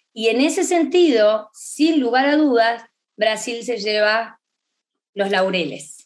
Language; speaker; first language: Spanish; native; Spanish